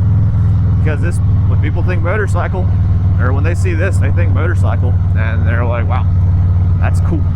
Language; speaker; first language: English; native; English